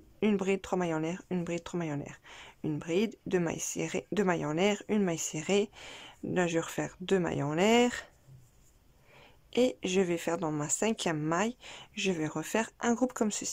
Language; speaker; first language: French; native; French